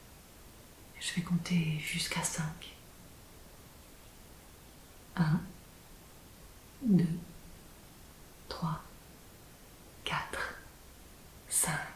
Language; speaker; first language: French; native; French